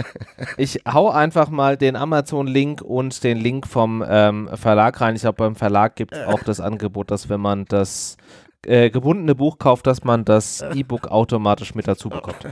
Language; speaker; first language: German; native; German